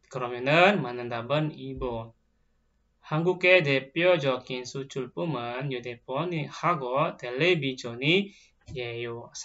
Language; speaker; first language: Korean; non-native, fluent; Indonesian